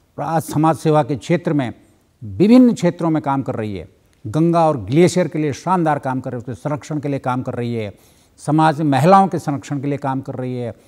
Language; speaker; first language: Hindi; native; Hindi